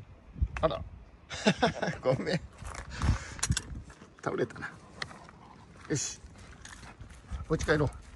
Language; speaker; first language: Japanese; native; Japanese